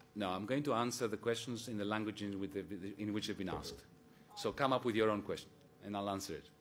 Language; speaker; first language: English; non-native, fluent; Greek